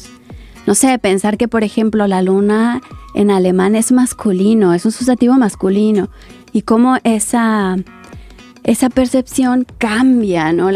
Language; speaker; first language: Spanish; native; Spanish